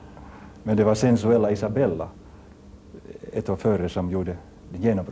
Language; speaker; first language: Swedish; non-native, local second language; Finnish